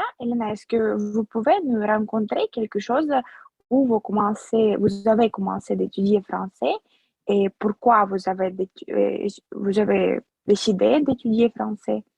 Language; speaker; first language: French; non-native, fluent; Russian